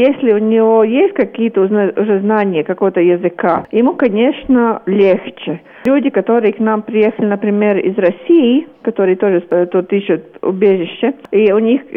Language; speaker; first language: Russian; non-native, local second language; Latvian